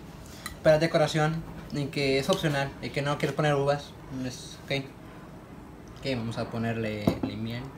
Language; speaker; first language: Spanish; early bilingual, heritage; Spanish